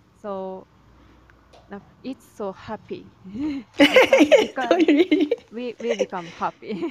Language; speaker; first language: English; non-native, learner; Japanese